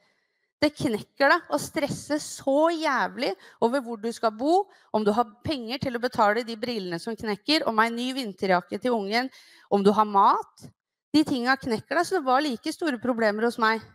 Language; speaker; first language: Norwegian; native; Norwegian